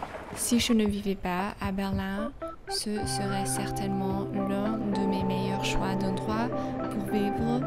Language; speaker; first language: French; non-native, learner; English